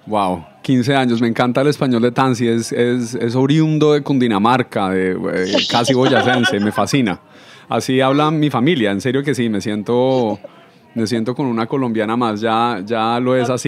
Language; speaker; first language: Spanish; native; Spanish